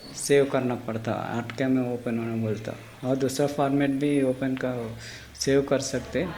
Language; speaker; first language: Hindi; non-native, local second language; Telugu